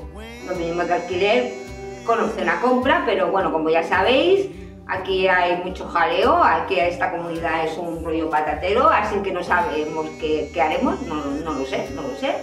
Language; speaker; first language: Spanish; native; Spanish